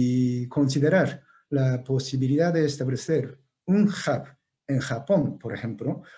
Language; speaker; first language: Spanish; non-native, fluent; Japanese